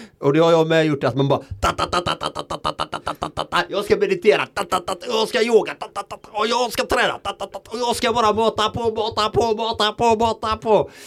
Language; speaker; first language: Swedish; native; Swedish